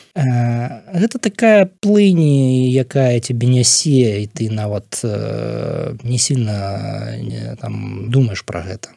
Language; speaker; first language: Belarusian; non-native, local second language; Russian